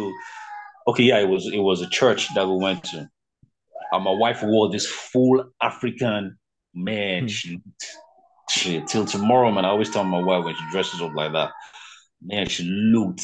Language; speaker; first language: English; non-native, local second language; Yoruba